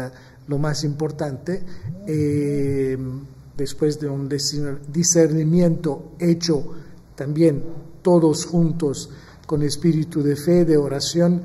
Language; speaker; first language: Spanish; non-native, fluent; Maltese